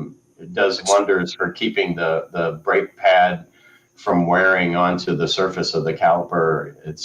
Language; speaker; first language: English; native; English